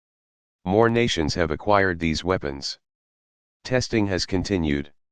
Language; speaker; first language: English; native; English